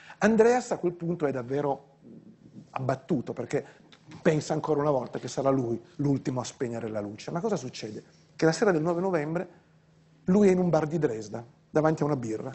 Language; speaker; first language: Italian; native; Italian